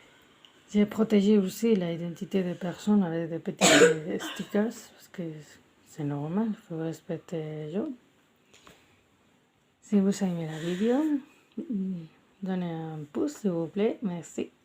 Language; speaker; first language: French; non-native, local second language; Spanish